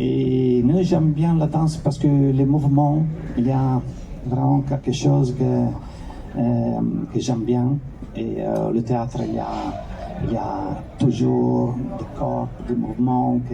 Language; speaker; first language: French; non-native, fluent; Italian